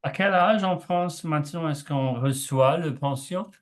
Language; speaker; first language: French; non-native, learner; English